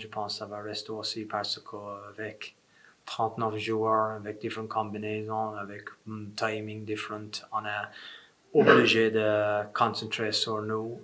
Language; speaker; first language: French; non-native, fluent; English